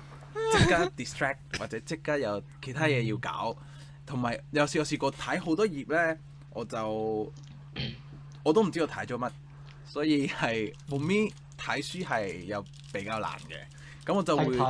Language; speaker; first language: Cantonese; non-native, fluent; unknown